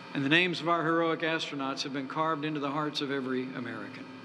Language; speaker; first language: English; native; English